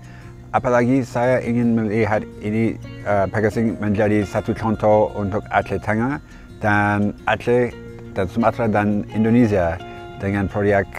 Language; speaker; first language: Indonesian; non-native, fluent; English